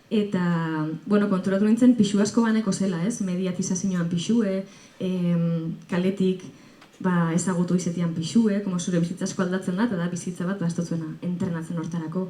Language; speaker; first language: Basque; native; Basque